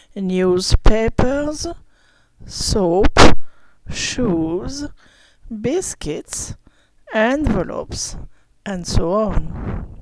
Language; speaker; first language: English; non-native, fluent; French